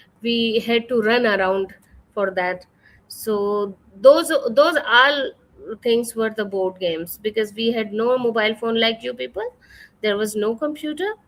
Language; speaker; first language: English; non-native, fluent; Urdu